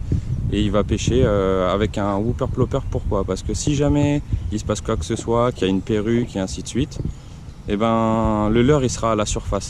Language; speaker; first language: French; native; French